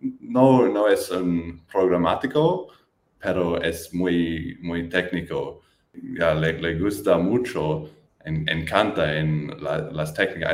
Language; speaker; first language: Spanish; non-native, learner; English